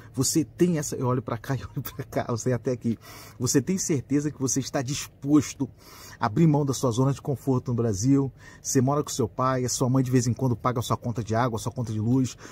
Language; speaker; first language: Portuguese; native; Portuguese